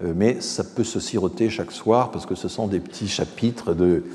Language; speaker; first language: French; native; French